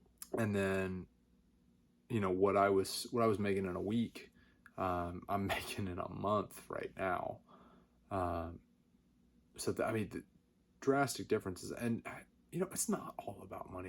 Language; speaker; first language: English; native; English